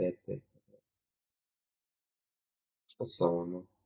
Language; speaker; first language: Italian; non-native, learner; English